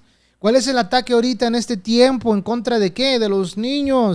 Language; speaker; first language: Spanish; native; Spanish